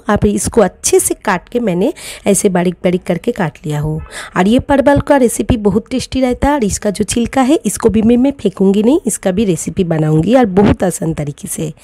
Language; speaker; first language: Hindi; non-native, local second language; Bangla